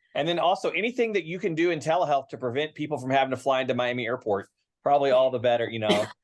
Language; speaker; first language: English; native; English